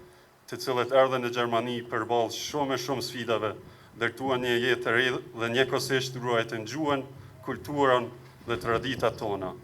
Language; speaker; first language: Albanian; native; Albanian